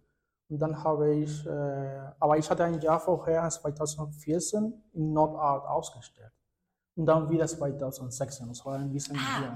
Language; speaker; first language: German; non-native, fluent; Spanish